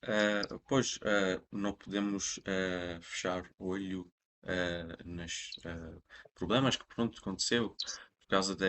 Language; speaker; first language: Portuguese; non-native, fluent; Persian